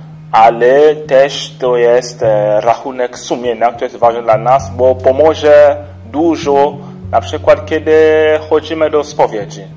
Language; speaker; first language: Polish; non-native, fluent; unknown